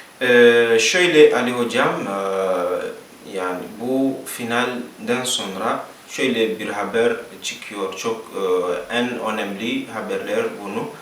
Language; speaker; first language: Turkish; non-native, learner; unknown